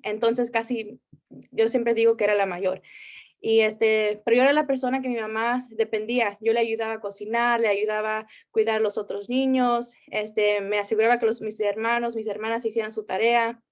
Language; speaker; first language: Spanish; early bilingual, heritage; Spanish